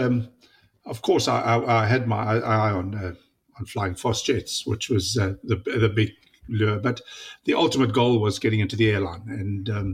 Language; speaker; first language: English; native; English